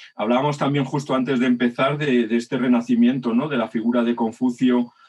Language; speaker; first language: Spanish; native; Spanish